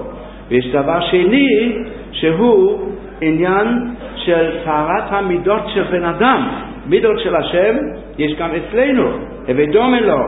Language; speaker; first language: Hebrew; non-native, fluent; English